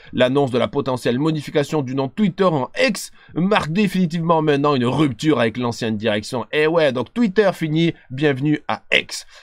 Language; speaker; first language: French; native; French